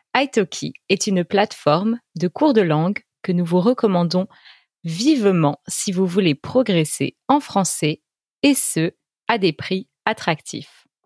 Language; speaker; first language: French; native; French